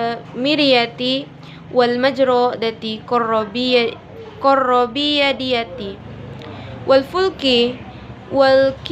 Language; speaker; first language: Arabic; non-native, learner; Indonesian